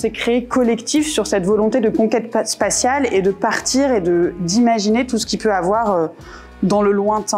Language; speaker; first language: French; native; French